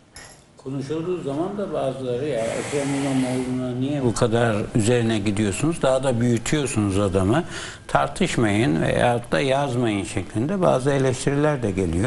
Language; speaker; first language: Turkish; native; Turkish